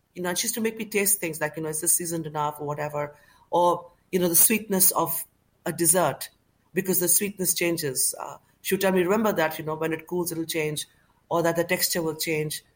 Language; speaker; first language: English; non-native, local second language; Urdu